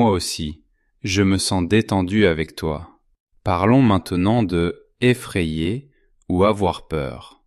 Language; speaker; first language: French; native; French